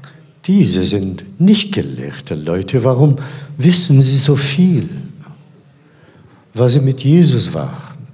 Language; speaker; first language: German; non-native, fluent; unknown